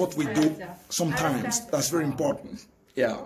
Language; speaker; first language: English; non-native, learner; French